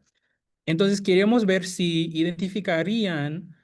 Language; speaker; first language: Spanish; non-native, fluent; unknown